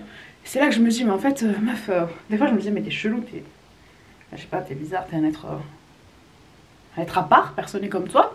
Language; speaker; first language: French; native; French